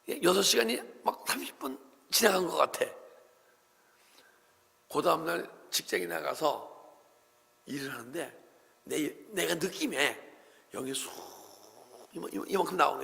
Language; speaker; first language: Korean; native; Korean